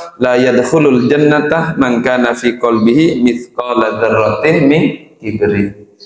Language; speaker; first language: Indonesian; non-native, local second language; Madurese